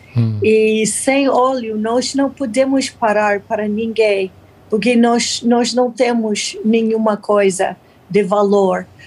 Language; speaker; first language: Portuguese; non-native, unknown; English